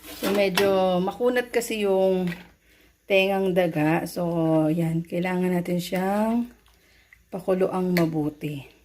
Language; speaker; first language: Filipino; non-native, local second language; Bikol